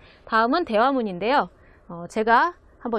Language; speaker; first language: Korean; native; Korean